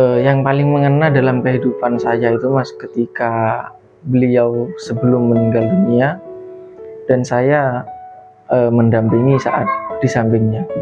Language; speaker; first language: Indonesian; non-native, local second language; Madurese